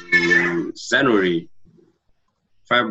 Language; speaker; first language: English; non-native, learner; Vietnamese